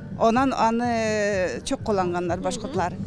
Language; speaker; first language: Turkish; non-native, learner; Bashkir